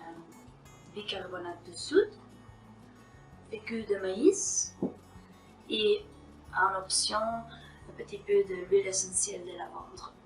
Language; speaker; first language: French; non-native, fluent; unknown